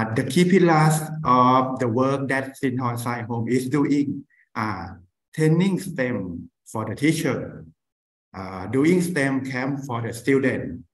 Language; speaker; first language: English; non-native, fluent; Thai